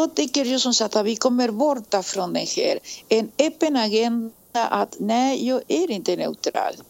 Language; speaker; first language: Swedish; non-native, fluent; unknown